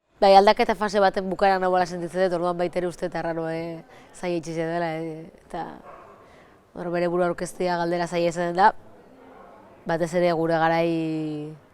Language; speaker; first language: Basque; native; Basque